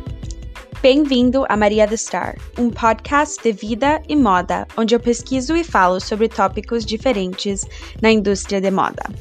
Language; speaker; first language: Portuguese; early bilingual, heritage; Portuguese